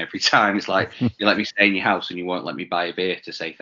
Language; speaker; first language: English; native; English